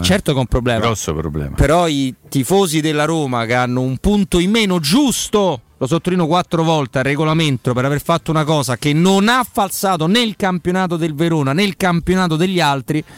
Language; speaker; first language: Italian; native; Italian